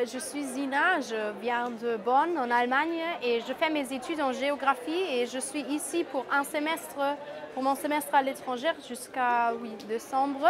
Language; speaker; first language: French; non-native, fluent; German